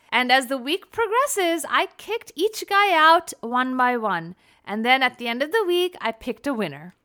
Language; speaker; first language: English; native; English